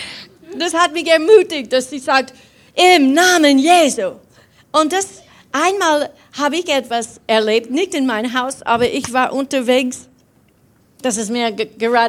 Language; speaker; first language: German; non-native, fluent; English